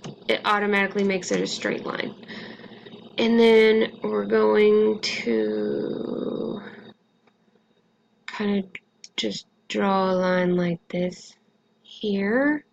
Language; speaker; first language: English; native; English